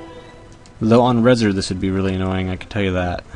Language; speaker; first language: English; native; English